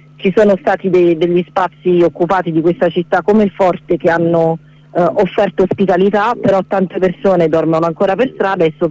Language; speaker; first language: Italian; native; Italian